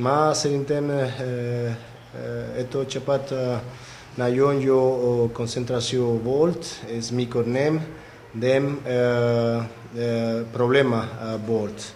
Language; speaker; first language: Hungarian; non-native, learner; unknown